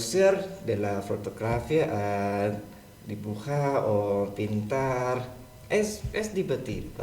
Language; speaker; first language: Spanish; non-native, learner; Thai